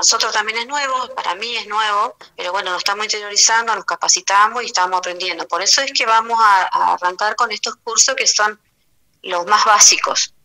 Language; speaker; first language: Spanish; native; Spanish